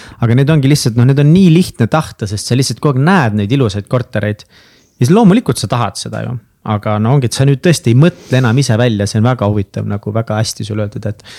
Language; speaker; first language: Estonian; native; Estonian